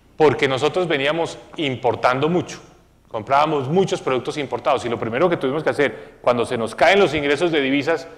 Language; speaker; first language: Spanish; native; Spanish